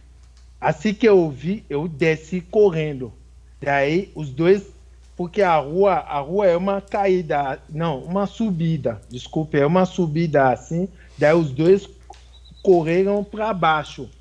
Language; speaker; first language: Portuguese; non-native, fluent; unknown